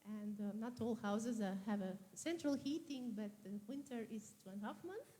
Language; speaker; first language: English; non-native, fluent; Latvian